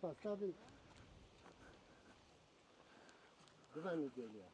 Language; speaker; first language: Russian; non-native, local second language; Tajik